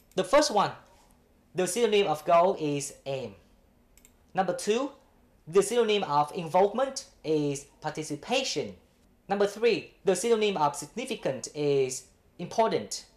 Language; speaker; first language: English; non-native, fluent; Vietnamese